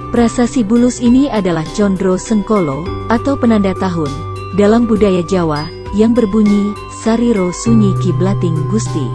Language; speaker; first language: Indonesian; native; Indonesian